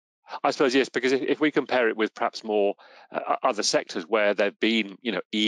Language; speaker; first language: English; native; English